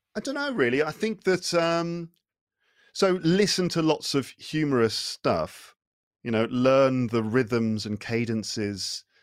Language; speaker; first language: English; native; English